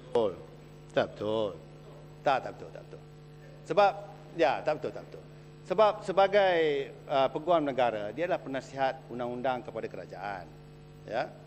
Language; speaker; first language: Malay; native; Malay